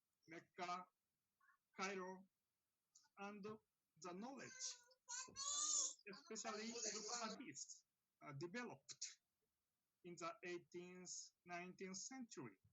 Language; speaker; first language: English; non-native, fluent; Japanese